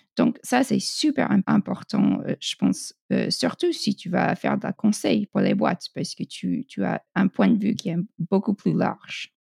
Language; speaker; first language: French; non-native, fluent; English